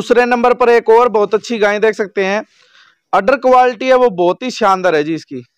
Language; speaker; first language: Hindi; native; Hindi